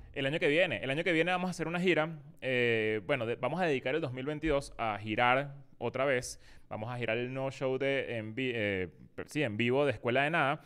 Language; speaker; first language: Spanish; native; Spanish